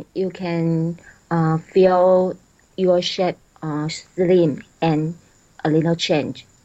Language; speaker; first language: English; non-native, learner; Chinese